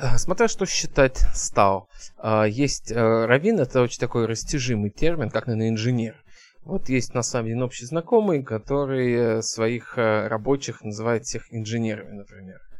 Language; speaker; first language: Russian; early bilingual, heritage; Russian